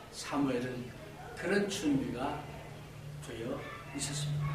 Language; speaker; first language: Korean; native; Korean